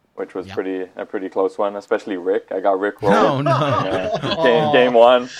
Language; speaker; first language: English; native; English